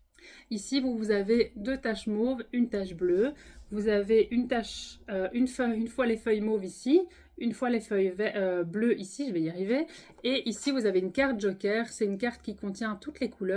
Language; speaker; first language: French; native; French